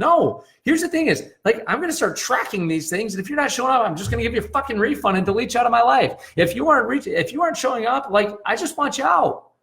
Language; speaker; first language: English; native; English